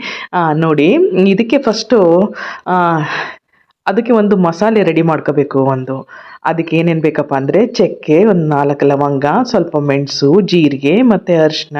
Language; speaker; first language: Kannada; native; Kannada